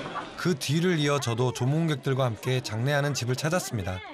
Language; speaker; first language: Korean; native; Korean